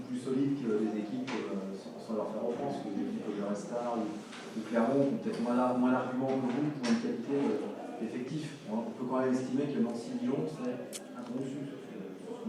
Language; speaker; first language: French; native; French